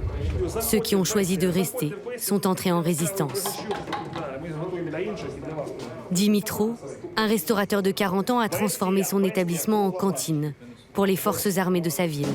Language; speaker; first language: French; native; French